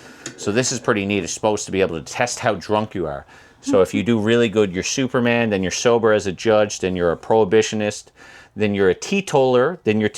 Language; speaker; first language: English; native; English